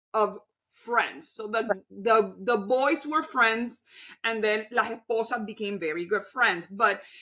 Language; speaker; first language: English; non-native, fluent; Spanish